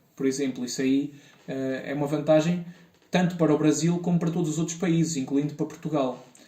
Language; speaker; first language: Portuguese; native; Portuguese